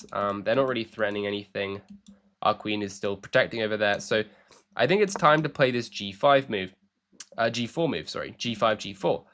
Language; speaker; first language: English; native; English